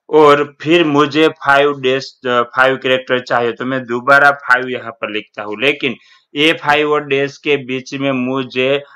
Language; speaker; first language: Hindi; non-native, local second language; Gujarati